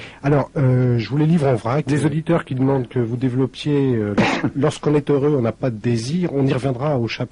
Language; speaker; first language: French; native; French